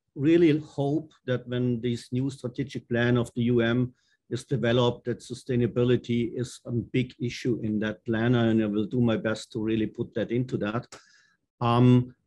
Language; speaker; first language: English; non-native, fluent; German